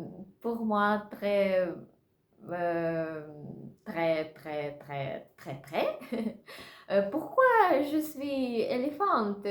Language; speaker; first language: French; non-native, learner; Russian